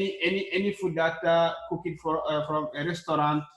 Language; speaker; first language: English; non-native, learner; Arabic